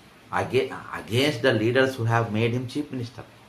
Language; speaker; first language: English; non-native, local second language; Telugu